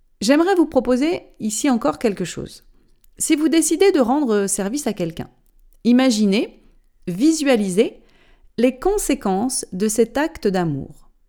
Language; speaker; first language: French; native; French